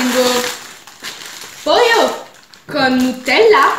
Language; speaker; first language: Spanish; non-native, learner; French